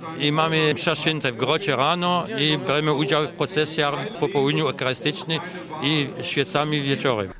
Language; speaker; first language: Polish; early bilingual, heritage; Polish